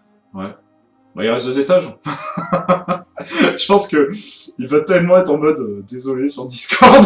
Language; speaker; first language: French; native; French